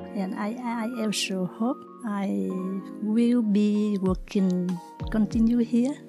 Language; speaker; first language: English; non-native, learner; Vietnamese